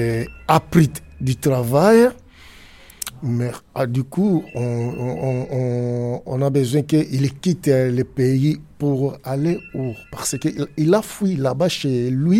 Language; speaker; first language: French; non-native, learner; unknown